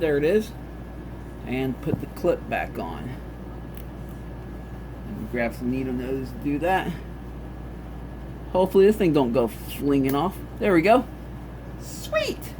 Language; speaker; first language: English; native; English